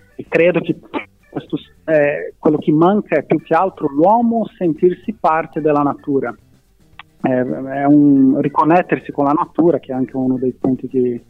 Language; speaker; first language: Italian; non-native, fluent; Portuguese